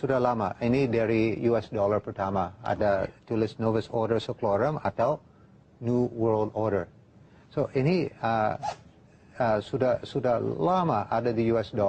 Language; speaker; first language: Indonesian; non-native, learner; English